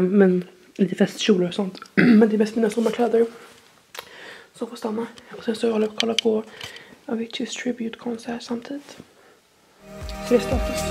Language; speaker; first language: Swedish; native; Swedish